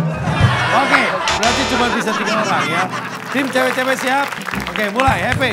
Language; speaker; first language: Indonesian; native; Indonesian